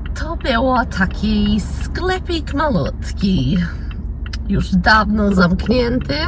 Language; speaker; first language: Polish; early bilingual, heritage; Polish